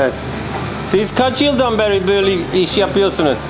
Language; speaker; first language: Turkish; non-native, learner; English